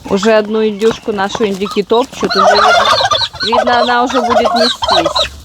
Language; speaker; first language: Russian; native; Russian